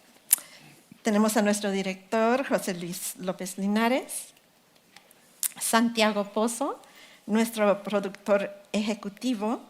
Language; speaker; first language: Spanish; early bilingual, heritage; Spanish